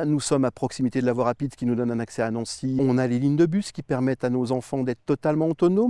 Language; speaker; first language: French; native; French